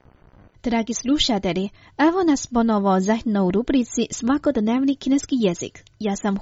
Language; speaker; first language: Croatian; non-native, fluent; Chinese